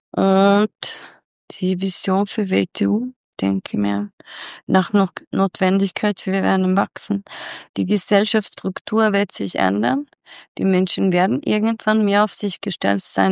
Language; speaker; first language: German; non-native, fluent; Swedish